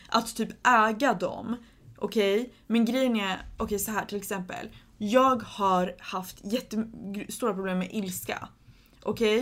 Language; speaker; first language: Swedish; early bilingual, other home language; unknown